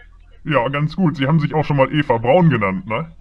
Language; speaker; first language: German; native; German